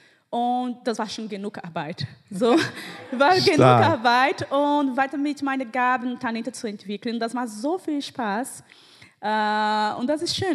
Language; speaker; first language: German; non-native, fluent; Portuguese